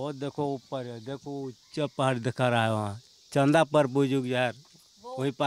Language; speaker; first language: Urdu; non-native, local second language; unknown